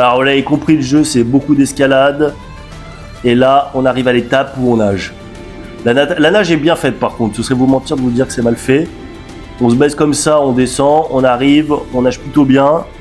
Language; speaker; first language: French; native; French